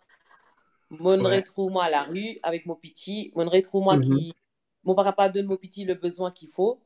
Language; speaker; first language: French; non-native, local second language; Morisyen